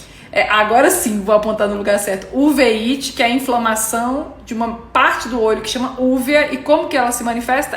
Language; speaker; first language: Portuguese; native; Portuguese